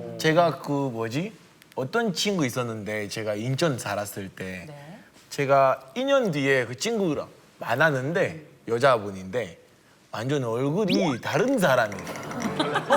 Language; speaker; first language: Korean; non-native, fluent; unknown